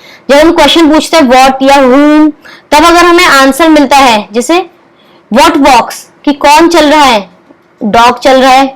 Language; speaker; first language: Hindi; native; Hindi